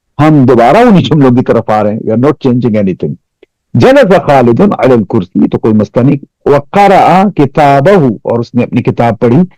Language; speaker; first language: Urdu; non-native, local second language; Pashto